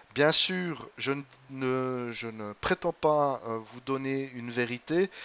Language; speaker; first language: French; native; French